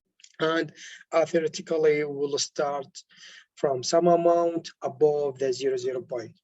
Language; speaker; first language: English; non-native, local second language; Arabic